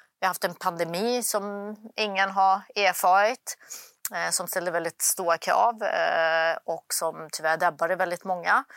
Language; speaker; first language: Swedish; early bilingual, other home language; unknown